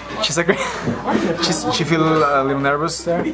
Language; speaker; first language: English; non-native, learner; Spanish